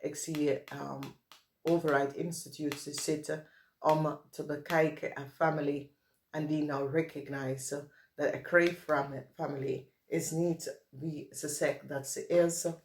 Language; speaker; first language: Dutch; non-native, fluent; English